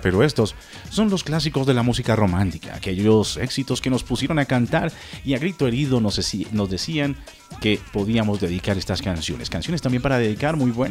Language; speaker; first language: Spanish; native; Spanish